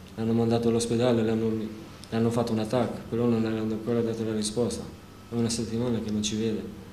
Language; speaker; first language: Italian; non-native, fluent; Arabic